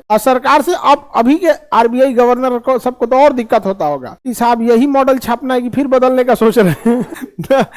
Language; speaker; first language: Hindi; native; Hindi